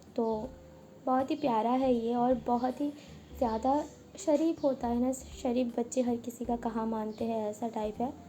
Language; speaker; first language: Hindi; non-native, local second language; Bangla